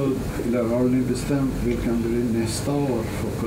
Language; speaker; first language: Swedish; non-native, learner; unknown